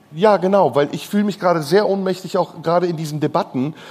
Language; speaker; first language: German; non-native, fluent; Turkish